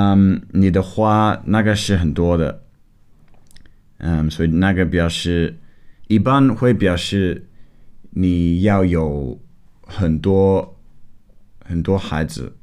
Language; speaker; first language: Chinese; non-native, fluent; English